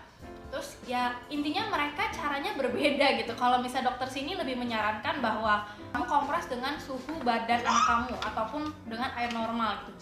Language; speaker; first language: Indonesian; native; Indonesian